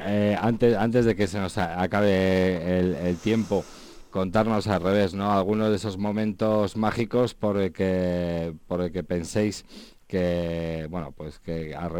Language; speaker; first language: Spanish; native; Spanish